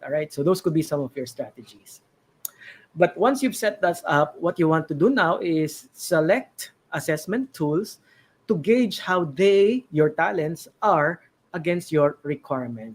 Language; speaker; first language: English; non-native, local second language; Filipino